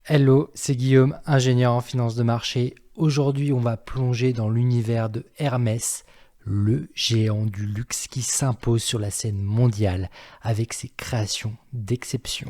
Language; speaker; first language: French; native; French